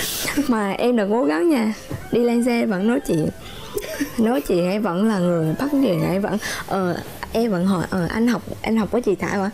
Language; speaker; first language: Vietnamese; native; Vietnamese